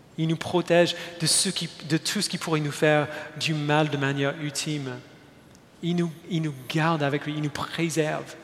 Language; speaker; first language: French; non-native, fluent; English